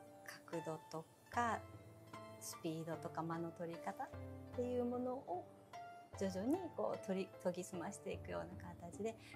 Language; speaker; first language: Japanese; native; Japanese